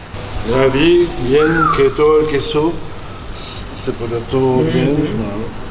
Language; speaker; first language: Spanish; non-native, learner; French